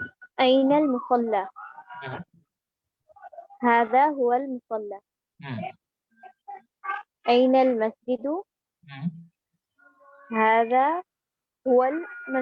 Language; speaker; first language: Arabic; non-native, learner; Urdu